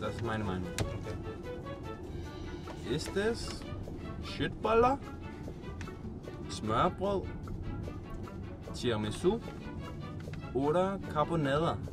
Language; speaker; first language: German; non-native, learner; Danish